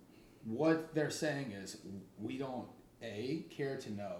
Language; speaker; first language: English; native; English